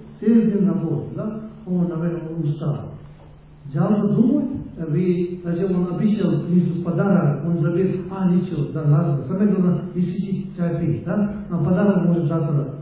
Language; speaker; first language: Russian; non-native, learner; Tibetan